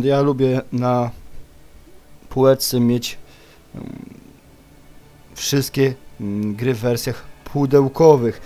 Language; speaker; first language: Polish; native; Polish